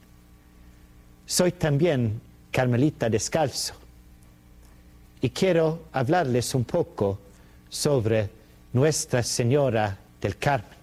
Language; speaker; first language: Spanish; non-native, fluent; Swedish